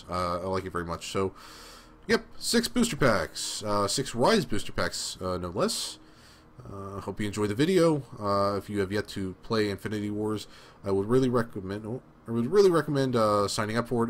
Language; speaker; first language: English; native; English